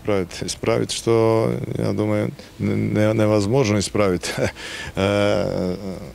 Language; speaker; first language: Russian; non-native, fluent; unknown